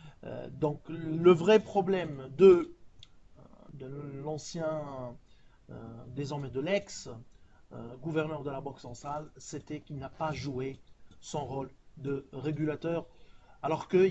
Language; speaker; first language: French; non-native, local second language; Arabic